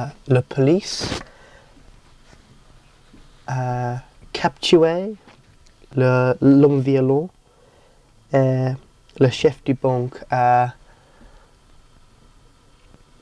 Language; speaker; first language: French; non-native, learner; English